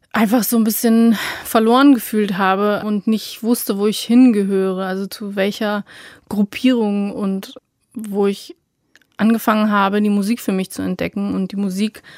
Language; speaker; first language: German; early bilingual, other home language; Romanian